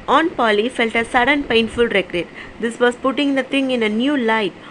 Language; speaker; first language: English; non-native, local second language; Tamil